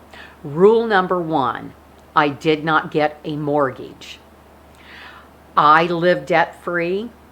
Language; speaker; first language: English; native; English